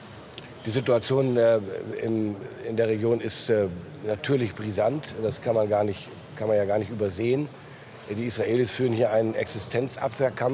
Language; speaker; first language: German; native; German